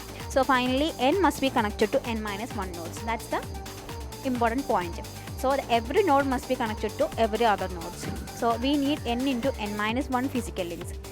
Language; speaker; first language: English; non-native, local second language; Malayalam